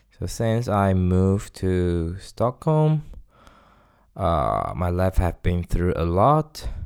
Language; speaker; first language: English; non-native, fluent; Chinese